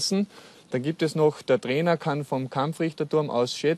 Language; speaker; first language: German; native; German